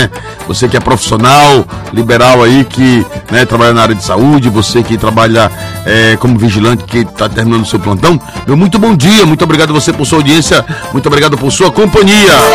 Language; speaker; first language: Portuguese; native; Portuguese